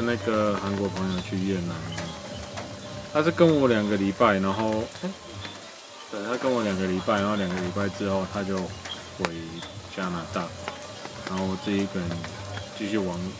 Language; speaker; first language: Chinese; non-native, fluent; English